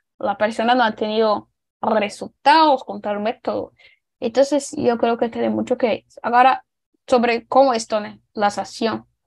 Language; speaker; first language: Spanish; non-native, learner; Portuguese